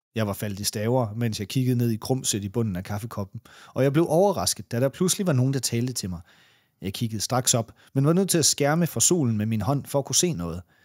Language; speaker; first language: Danish; native; Danish